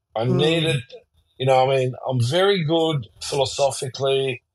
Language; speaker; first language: English; early bilingual, other home language; German